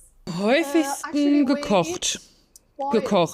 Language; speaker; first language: German; non-native, fluent; Chinese